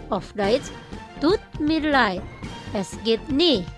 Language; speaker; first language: German; non-native, fluent; Indonesian